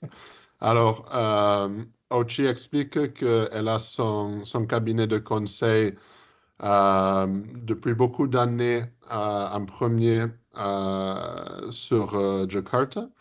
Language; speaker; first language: French; early bilingual, heritage; English